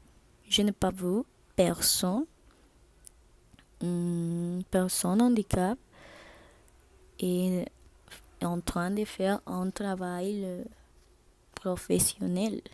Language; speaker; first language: French; non-native, learner; Spanish